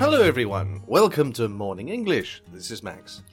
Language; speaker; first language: English; native; English